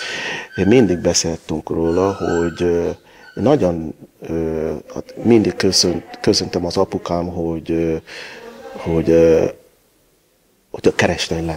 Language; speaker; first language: Hungarian; non-native, learner; Yoruba